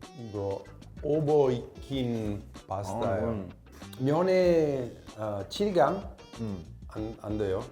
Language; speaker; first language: Korean; non-native, fluent; Italian